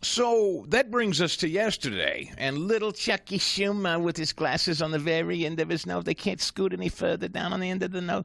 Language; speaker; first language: English; native; English